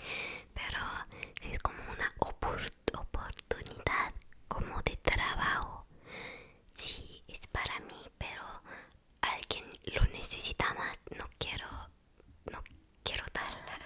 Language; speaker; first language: Spanish; non-native, learner; Korean